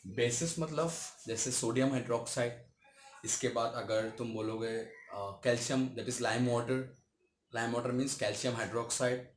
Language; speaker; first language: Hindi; non-native, local second language; Bangla